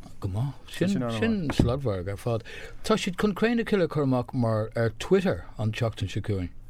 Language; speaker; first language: Irish; non-native, local second language; English